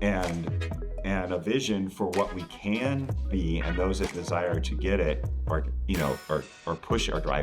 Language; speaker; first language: English; native; English